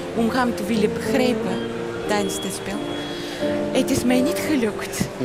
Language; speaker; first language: Dutch; non-native, fluent; Bulgarian